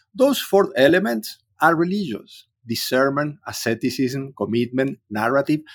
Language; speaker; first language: English; non-native, fluent; Spanish